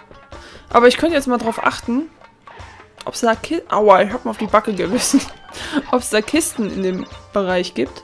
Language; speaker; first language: German; native; German